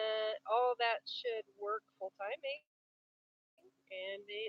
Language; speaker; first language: English; native; English